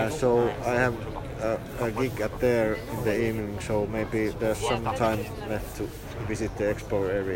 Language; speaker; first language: English; non-native, fluent; Finnish